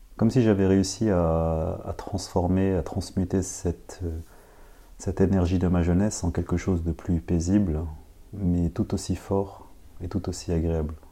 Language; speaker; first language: French; early bilingual, other home language; Khmer